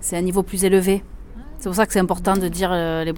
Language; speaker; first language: French; native; French